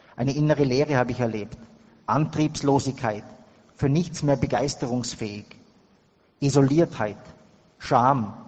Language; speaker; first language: German; native; German